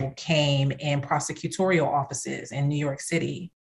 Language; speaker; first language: English; native; English